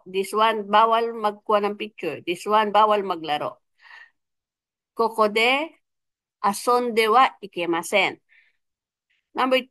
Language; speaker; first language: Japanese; non-native, fluent; Filipino